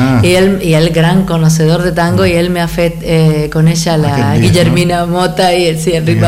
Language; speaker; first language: Catalan; non-native, fluent; Spanish